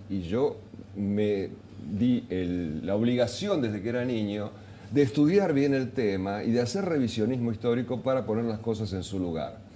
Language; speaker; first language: Spanish; native; Spanish